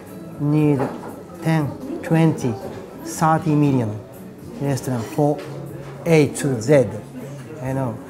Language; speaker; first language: English; non-native, learner; Japanese